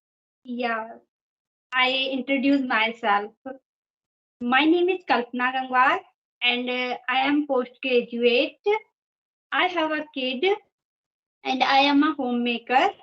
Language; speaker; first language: English; non-native, fluent; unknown